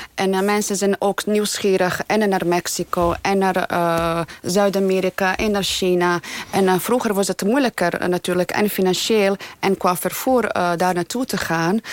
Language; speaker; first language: Dutch; non-native, fluent; Bosnian